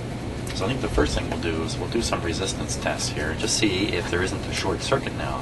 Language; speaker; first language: English; native; English